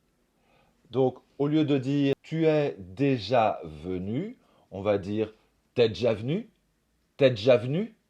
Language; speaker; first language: French; native; French